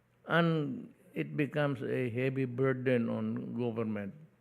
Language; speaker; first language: English; non-native, local second language; Cebuano